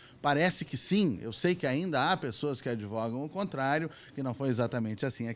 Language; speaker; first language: Portuguese; native; Portuguese